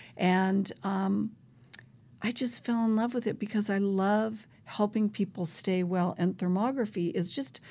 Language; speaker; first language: English; native; English